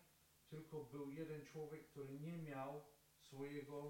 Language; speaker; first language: Polish; non-native, fluent; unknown